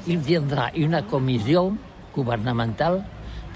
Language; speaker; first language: French; non-native, learner; Catalan